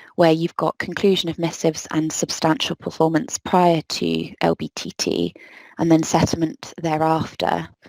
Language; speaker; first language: English; native; English